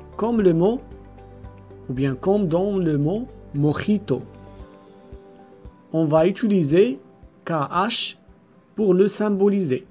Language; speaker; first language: French; non-native, local second language; Arabic